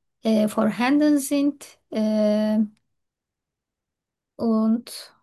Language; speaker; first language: German; non-native, learner; Turkish